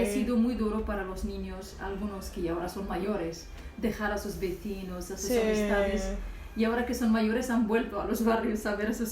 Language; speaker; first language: Spanish; non-native, local second language; Arabic